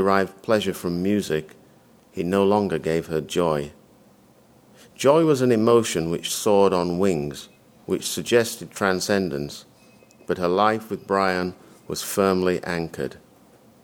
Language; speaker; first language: English; native; English